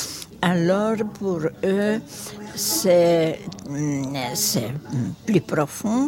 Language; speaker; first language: French; non-native, fluent; Czech